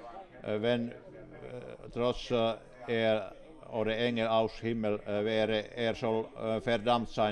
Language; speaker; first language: German; non-native, fluent; Finnish